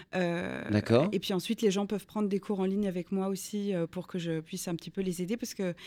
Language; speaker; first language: French; native; French